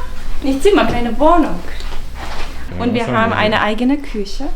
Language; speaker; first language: German; non-native, fluent; Russian